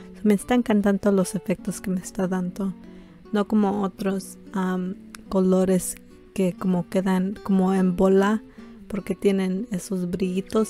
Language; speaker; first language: Spanish; early bilingual, heritage; Spanish